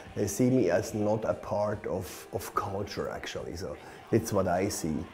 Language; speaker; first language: English; non-native, fluent; Swiss German